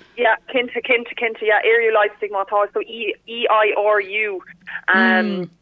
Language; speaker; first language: Irish; non-native, local second language; English